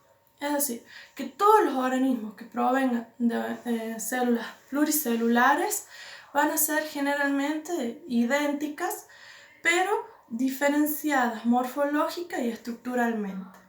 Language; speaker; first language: Spanish; native; Spanish